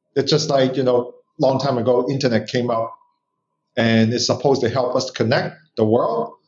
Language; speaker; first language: English; non-native, local second language; Cantonese